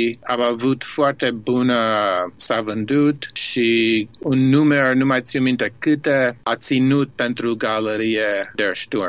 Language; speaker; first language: Romanian; early bilingual, heritage; Romanian